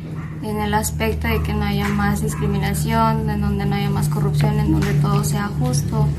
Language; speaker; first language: Spanish; native; Spanish